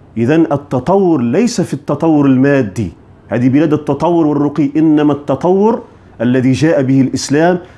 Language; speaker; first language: Arabic; native; Arabic